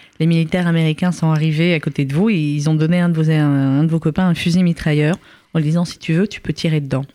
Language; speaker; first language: French; native; French